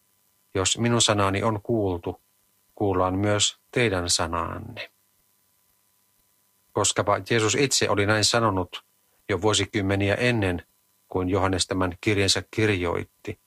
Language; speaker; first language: Finnish; native; Finnish